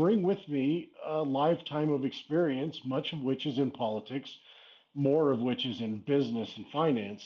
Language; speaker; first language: English; native; English